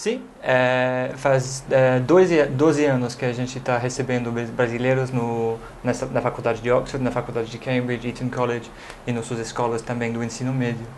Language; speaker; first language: Portuguese; non-native, fluent; English